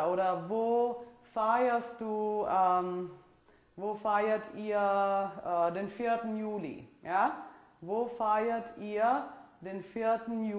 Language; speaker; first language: German; non-native, fluent; Italian